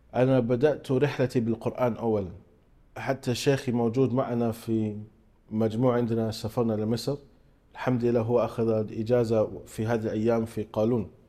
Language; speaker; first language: Arabic; non-native, fluent; English